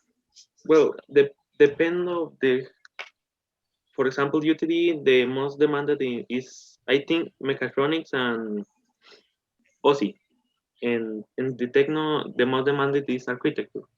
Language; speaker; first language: English; non-native, learner; Spanish